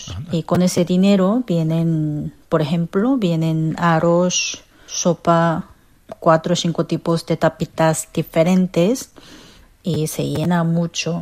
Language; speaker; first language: Spanish; non-native, fluent; Korean